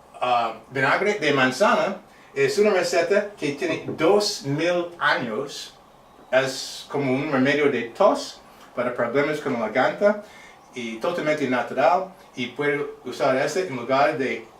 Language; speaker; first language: Spanish; non-native, fluent; English